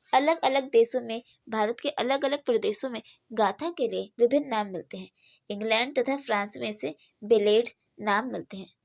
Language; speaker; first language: Hindi; native; Hindi